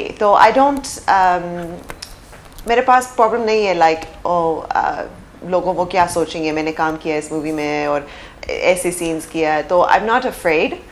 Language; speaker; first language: Hindi; early bilingual, heritage; English